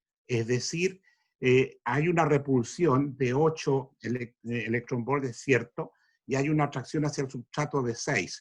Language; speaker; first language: Spanish; native; Spanish